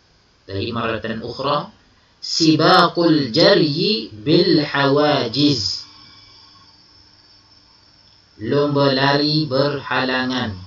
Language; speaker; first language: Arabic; non-native, fluent; Malay